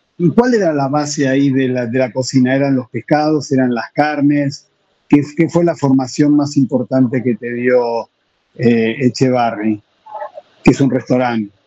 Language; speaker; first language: Spanish; native; Spanish